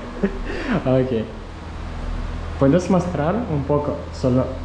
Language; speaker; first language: Spanish; non-native, learner; Russian